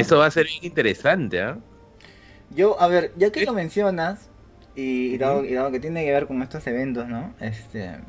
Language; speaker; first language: Spanish; native; Spanish